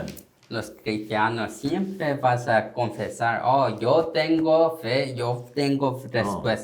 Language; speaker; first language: Spanish; non-native, learner; Korean